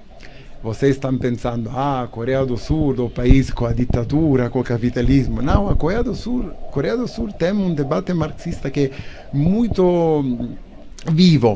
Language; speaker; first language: Portuguese; non-native, learner; Italian